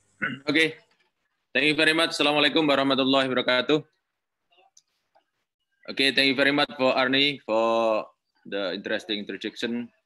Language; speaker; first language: English; non-native, learner; Indonesian